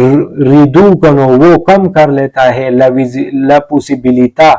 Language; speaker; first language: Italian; non-native, learner; Urdu